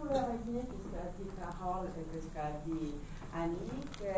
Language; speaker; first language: French; non-native, fluent; Polish